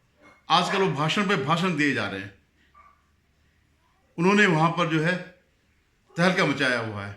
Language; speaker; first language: Hindi; native; Hindi